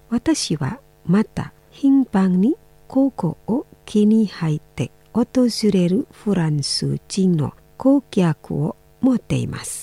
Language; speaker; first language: Japanese; non-native, fluent; Indonesian